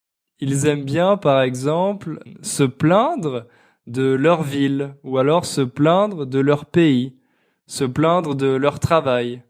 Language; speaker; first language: French; native; French